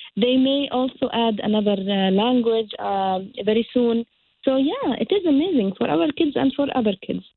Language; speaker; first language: English; non-native, fluent; Arabic